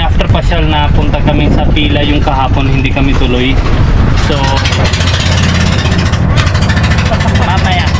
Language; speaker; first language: Filipino; non-native, learner; Hindi